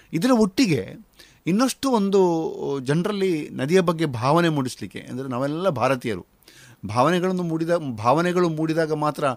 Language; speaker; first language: Kannada; non-native, local second language; Konkani